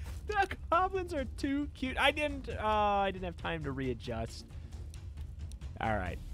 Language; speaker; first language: English; native; English